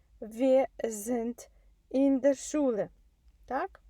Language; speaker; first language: German; non-native, fluent; Ukrainian